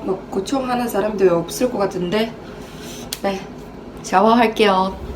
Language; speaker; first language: Korean; non-native, fluent; Japanese